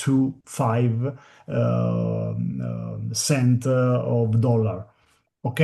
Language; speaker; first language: English; non-native, learner; Italian